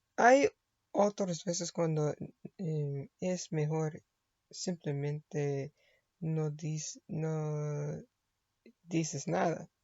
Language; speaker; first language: Spanish; non-native, learner; English